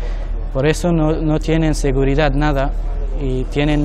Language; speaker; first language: Spanish; non-native, learner; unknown